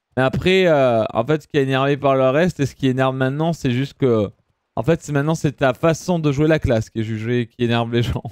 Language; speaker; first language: French; early bilingual, other home language; Italian